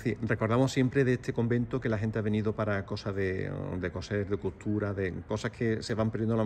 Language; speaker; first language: Spanish; native; Spanish